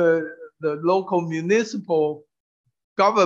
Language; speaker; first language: English; non-native, fluent; Min Nan Chinese